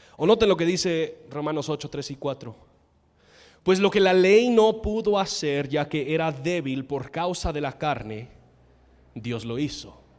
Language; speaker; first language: Spanish; non-native, fluent; English